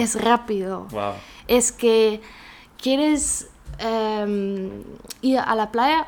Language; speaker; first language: Spanish; non-native, learner; German